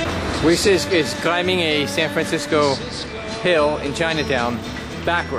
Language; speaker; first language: English; native; English